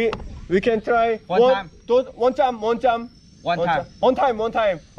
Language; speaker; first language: English; non-native, learner; Korean